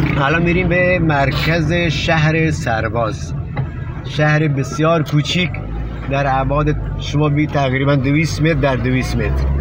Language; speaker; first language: Persian; non-native, local second language; Baluchi